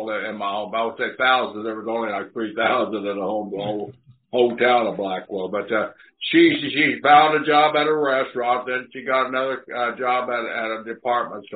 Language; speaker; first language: English; native; English